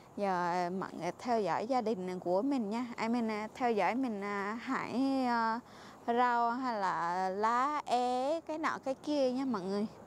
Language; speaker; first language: Vietnamese; non-native, fluent; Jarai